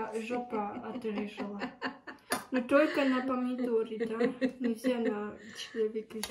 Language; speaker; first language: Russian; early bilingual, heritage; Russian